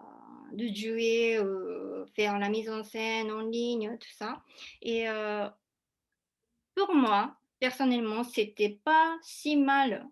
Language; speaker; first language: French; non-native, fluent; Japanese